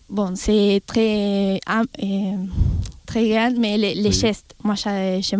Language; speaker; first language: French; non-native, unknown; Spanish